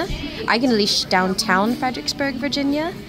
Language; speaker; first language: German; non-native, learner; English